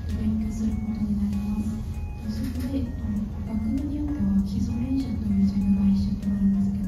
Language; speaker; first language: Japanese; non-native, fluent; Korean